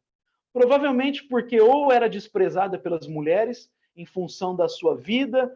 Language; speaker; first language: Portuguese; native; Portuguese